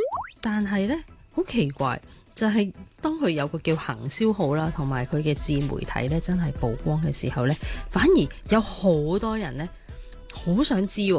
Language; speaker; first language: Cantonese; native; Cantonese